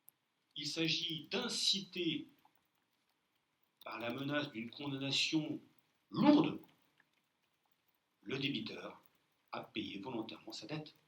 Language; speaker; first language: French; native; French